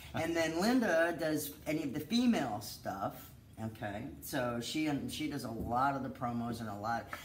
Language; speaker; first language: English; native; English